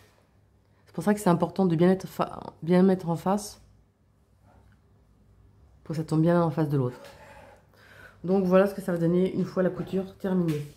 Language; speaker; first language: French; native; French